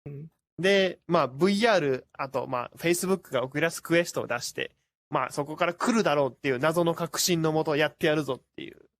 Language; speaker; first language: Japanese; native; Japanese